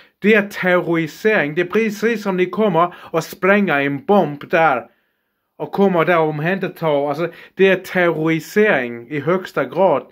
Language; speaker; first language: Swedish; native; Swedish